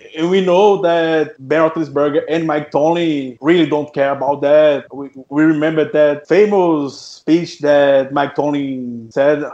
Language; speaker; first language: English; non-native, fluent; Portuguese